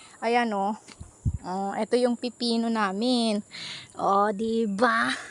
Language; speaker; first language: Filipino; native; Filipino